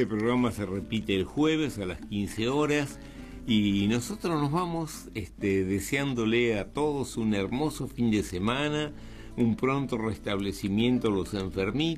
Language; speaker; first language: Spanish; native; Spanish